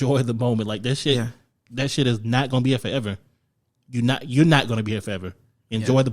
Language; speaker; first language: English; native; English